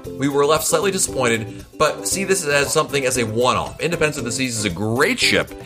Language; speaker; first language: English; native; English